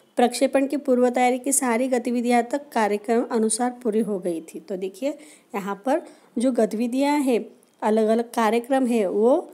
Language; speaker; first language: Hindi; non-native, local second language; Marathi